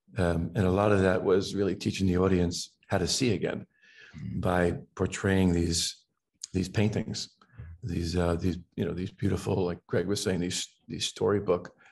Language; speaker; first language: English; native; English